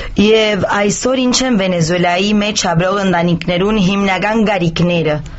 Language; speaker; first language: Armenian; early bilingual, heritage; Armenian